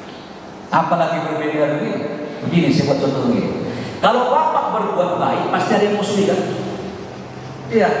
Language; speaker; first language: Indonesian; native; Indonesian